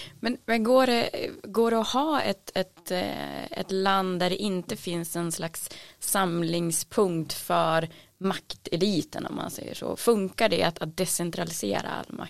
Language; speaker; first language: Swedish; native; Swedish